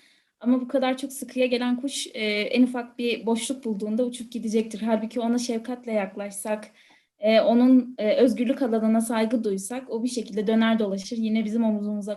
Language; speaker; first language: Turkish; native; Turkish